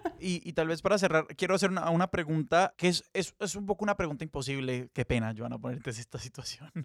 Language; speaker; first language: Spanish; native; Spanish